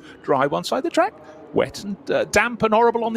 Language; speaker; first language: English; native; English